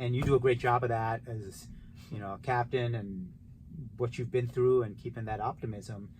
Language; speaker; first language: English; native; English